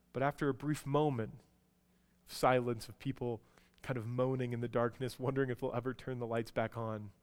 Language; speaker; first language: English; native; English